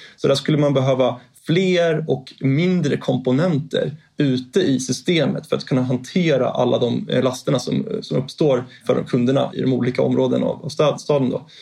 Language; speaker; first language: Swedish; native; Swedish